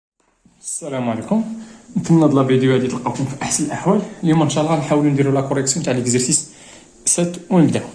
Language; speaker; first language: Arabic; native; Arabic